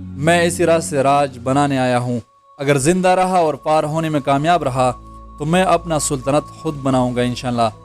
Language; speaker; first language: Urdu; non-native, local second language; Pashto